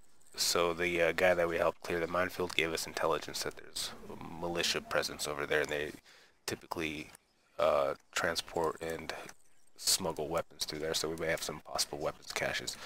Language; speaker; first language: English; native; English